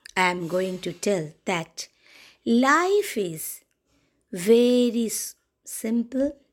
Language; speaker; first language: English; non-native, local second language; Bangla